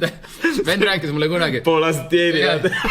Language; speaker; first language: Estonian; native; Estonian